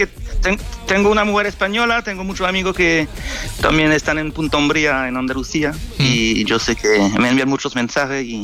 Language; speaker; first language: Spanish; non-native, fluent; French